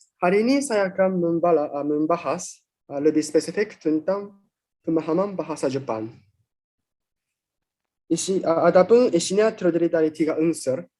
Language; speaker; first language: Indonesian; non-native, fluent; Japanese